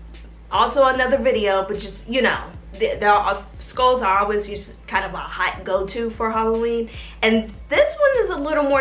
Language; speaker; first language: English; native; English